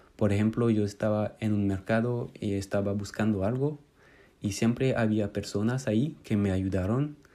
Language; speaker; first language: Spanish; non-native, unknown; French